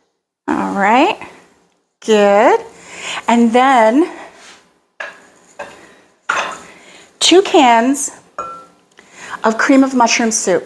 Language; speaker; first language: English; native; English